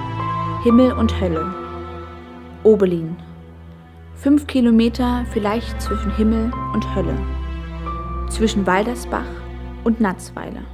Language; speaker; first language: German; native; German